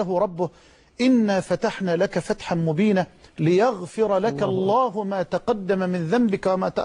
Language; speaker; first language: Arabic; native; Arabic